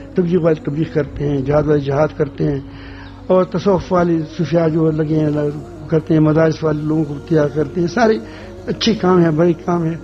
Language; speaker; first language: Urdu; non-native, local second language; Pashto